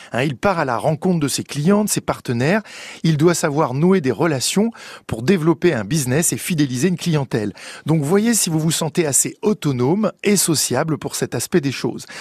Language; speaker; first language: French; native; French